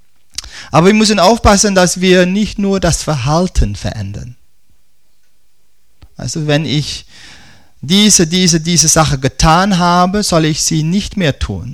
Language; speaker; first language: German; non-native, fluent; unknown